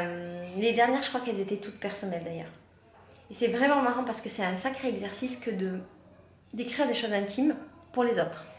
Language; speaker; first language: French; native; French